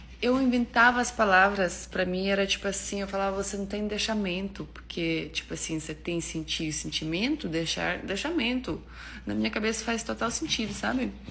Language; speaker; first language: Portuguese; non-native, fluent; Russian